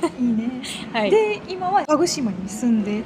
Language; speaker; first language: Japanese; non-native, fluent; Russian